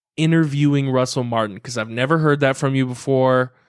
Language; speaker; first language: English; native; English